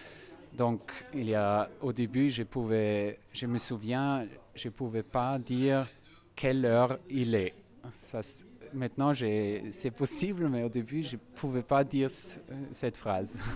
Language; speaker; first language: French; non-native, fluent; German